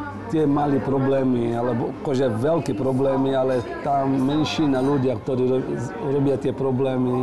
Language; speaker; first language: Slovak; non-native, learner; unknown